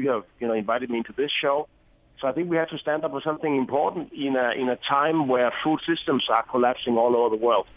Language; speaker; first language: English; non-native, fluent; Danish